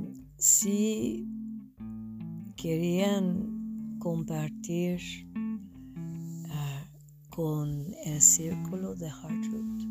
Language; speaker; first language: Spanish; non-native, fluent; English